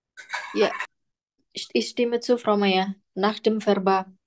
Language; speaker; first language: German; non-native, learner; Indonesian